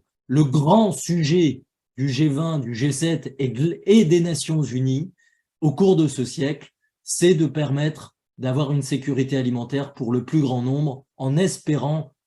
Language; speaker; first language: French; native; French